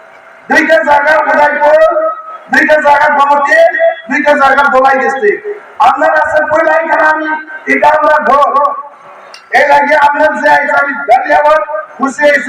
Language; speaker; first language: Bangla; non-native, learner; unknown